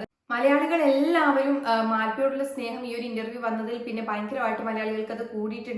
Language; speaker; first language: Malayalam; native; Malayalam